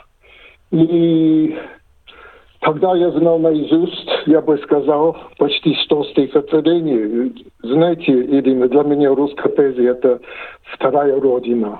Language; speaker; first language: Russian; non-native, fluent; English